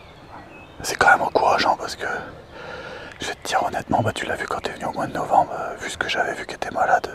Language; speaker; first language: French; native; French